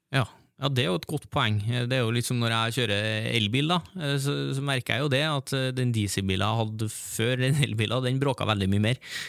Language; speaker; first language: Norwegian; native; Norwegian